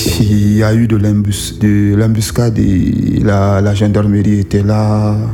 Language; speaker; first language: French; non-native, local second language; Susu